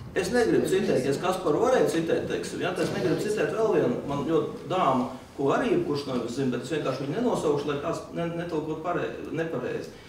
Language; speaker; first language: Latvian; non-native, local second language; Russian